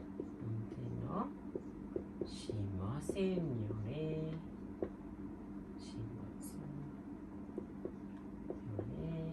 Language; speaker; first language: Japanese; non-native, fluent; Sinhala